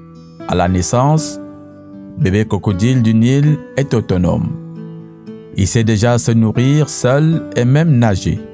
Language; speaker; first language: French; native; French